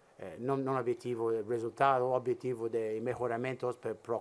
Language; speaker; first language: Italian; non-native, learner; English